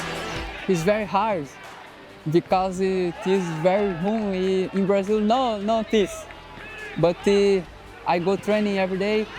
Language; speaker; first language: English; non-native, learner; Portuguese